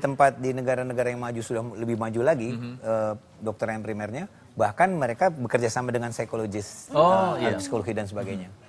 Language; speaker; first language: Indonesian; native; Indonesian